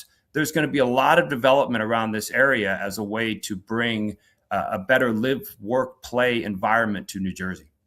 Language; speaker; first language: English; native; English